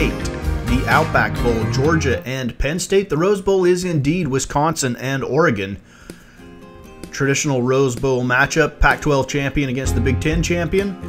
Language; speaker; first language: English; native; English